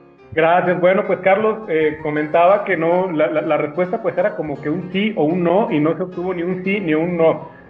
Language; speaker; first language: Spanish; native; Spanish